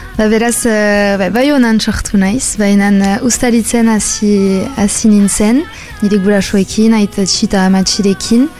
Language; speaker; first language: Basque; non-native, local second language; French